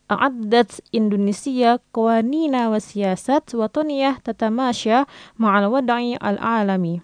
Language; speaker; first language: Arabic; non-native, fluent; Indonesian